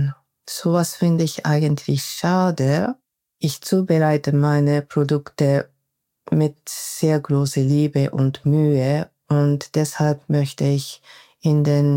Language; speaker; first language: German; non-native, fluent; Japanese